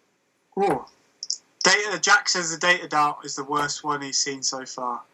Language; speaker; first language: English; native; English